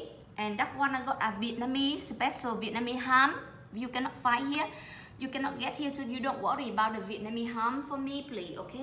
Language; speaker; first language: English; non-native, learner; Vietnamese